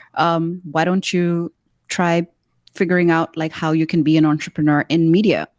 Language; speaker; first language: English; non-native, local second language; Urdu